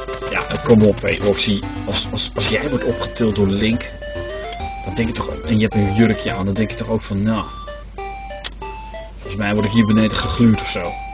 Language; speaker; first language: Dutch; native; Dutch